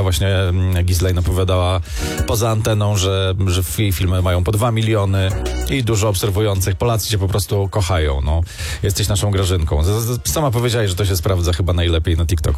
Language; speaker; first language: Polish; native; Polish